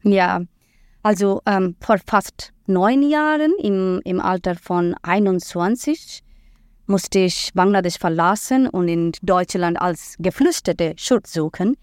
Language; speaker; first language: German; non-native, fluent; Bangla